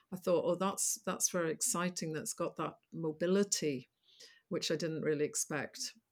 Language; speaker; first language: English; native; English